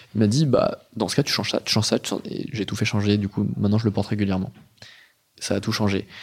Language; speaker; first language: French; native; French